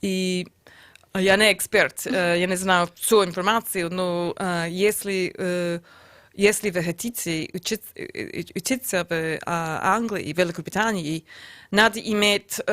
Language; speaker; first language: Russian; non-native, learner; English